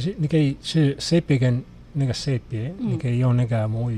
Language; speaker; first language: Chinese; non-native, fluent; Italian